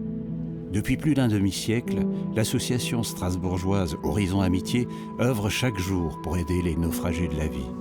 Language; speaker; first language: French; native; French